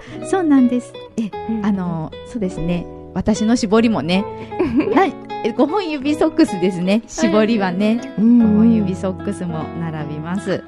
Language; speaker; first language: Japanese; native; Japanese